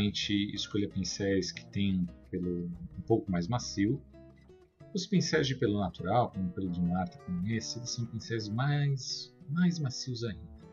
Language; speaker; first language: Portuguese; native; Portuguese